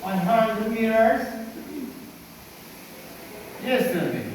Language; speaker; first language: English; non-native, learner; Spanish